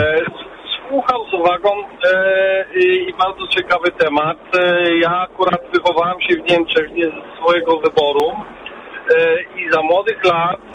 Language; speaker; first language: Polish; early bilingual, heritage; Polish